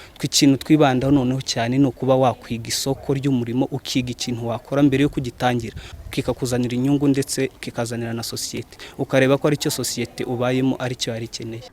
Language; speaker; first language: Kinyarwanda; native; Kinyarwanda